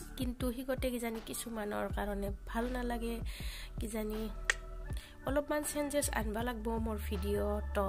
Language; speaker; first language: Assamese; non-native, local second language; Rangpuri